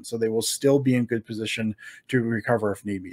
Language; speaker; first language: English; native; English